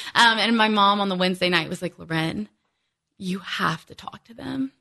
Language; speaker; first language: English; native; English